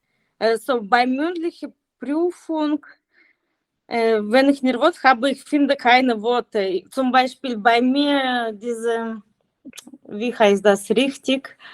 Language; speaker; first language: German; non-native, learner; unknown